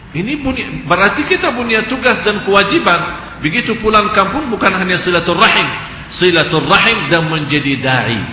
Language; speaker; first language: Indonesian; non-native, fluent; Arabic